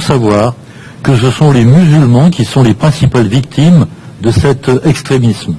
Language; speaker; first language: French; native; French